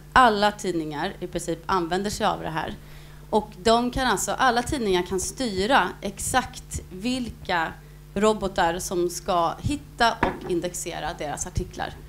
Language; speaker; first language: Swedish; native; Swedish